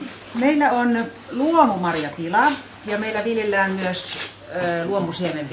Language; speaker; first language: Finnish; native; Finnish